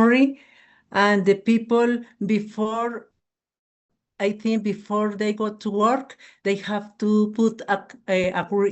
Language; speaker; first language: English; non-native, learner; Spanish